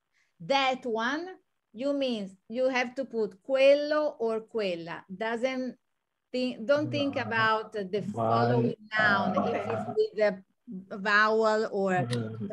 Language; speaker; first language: English; non-native, fluent; Italian